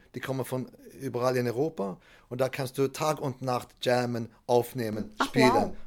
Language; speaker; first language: German; non-native, fluent; Swedish